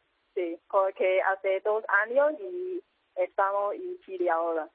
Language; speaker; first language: Spanish; non-native, learner; Cantonese